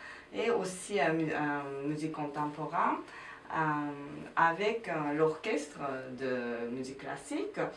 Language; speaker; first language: French; non-native, fluent; Japanese